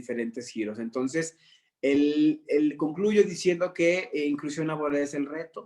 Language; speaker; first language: Spanish; native; Spanish